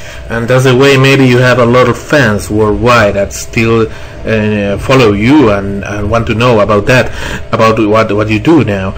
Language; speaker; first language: English; non-native, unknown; Spanish